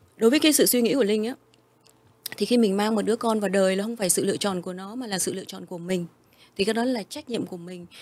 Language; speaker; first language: Vietnamese; early bilingual, heritage; Vietnamese